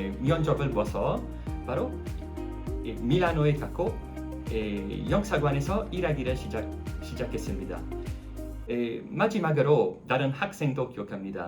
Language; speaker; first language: Korean; non-native, fluent; Italian